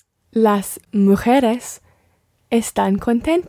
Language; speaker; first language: Spanish; non-native, learner; English